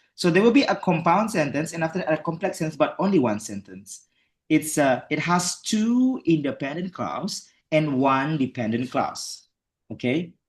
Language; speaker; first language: English; non-native, fluent; Indonesian